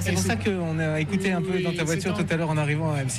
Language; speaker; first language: French; native; French